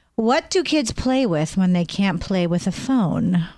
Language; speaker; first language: English; native; English